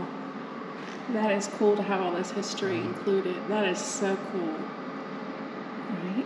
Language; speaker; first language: English; native; English